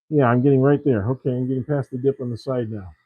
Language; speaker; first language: English; native; English